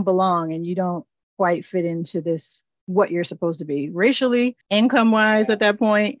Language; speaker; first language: English; native; English